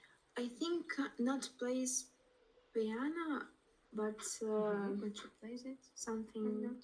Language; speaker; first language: English; non-native, learner; Russian